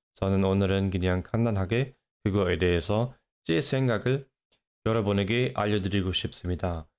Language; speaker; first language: Korean; non-native, fluent; English